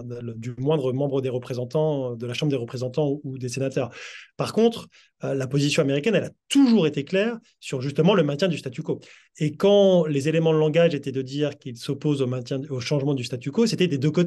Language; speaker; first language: French; native; French